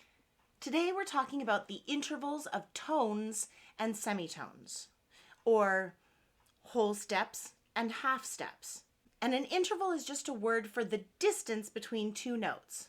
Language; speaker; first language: English; native; English